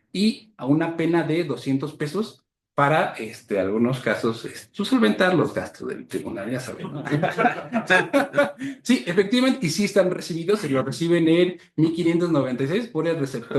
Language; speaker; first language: Spanish; native; Spanish